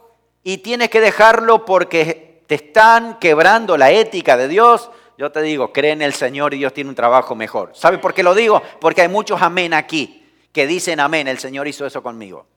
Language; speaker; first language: Spanish; native; Spanish